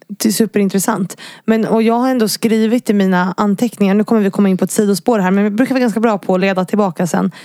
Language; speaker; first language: Swedish; native; Swedish